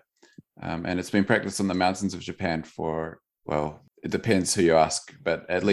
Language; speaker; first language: English; native; English